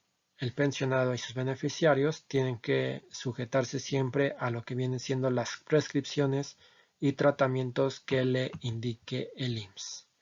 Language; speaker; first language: Spanish; native; Spanish